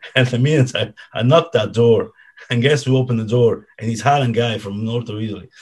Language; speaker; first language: English; non-native, fluent; Italian